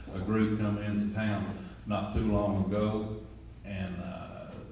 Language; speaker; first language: English; native; English